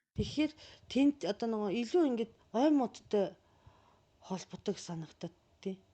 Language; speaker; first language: Mongolian; non-native, fluent; Japanese